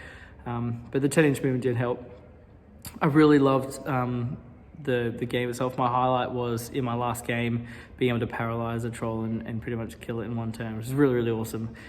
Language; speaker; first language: English; native; English